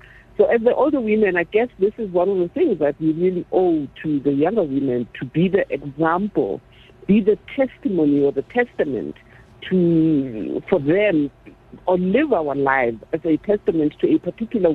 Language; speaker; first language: English; non-native, local second language; Zulu